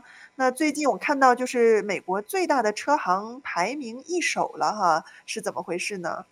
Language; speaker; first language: Chinese; native; Chinese